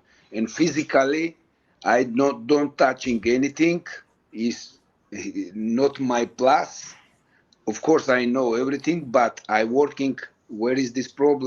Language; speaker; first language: English; non-native, learner; Georgian